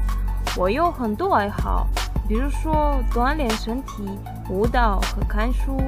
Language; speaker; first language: Chinese; non-native, learner; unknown